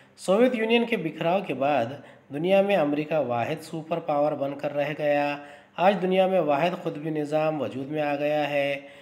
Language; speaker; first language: Urdu; native; Urdu